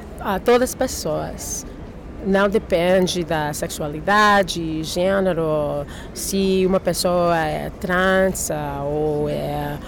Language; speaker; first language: Portuguese; non-native, learner; English